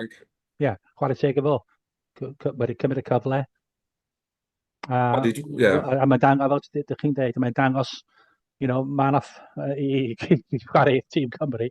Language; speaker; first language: Welsh; native; Welsh